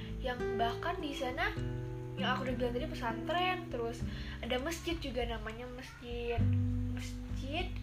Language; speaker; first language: Indonesian; native; Indonesian